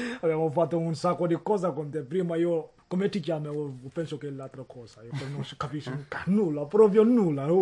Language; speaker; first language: Italian; non-native, learner; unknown